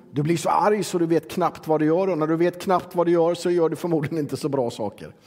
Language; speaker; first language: Swedish; native; Swedish